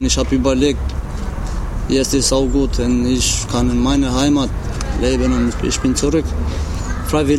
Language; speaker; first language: German; non-native, learner; Albanian